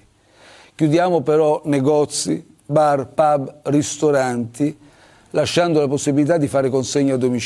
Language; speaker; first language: Italian; native; Italian